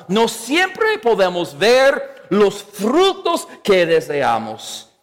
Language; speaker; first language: Spanish; non-native, fluent; English